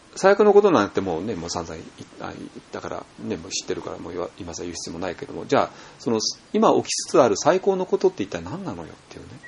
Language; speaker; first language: Japanese; native; Japanese